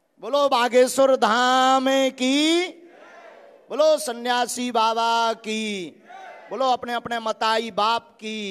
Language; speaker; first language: Hindi; native; Hindi